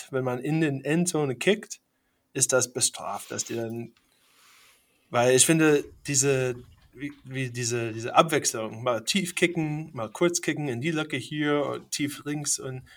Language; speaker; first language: German; non-native, fluent; English